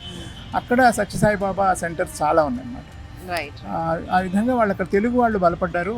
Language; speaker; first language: Telugu; native; Telugu